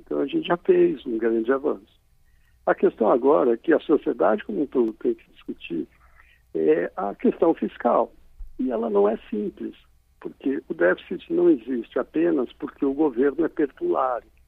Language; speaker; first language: Portuguese; native; Portuguese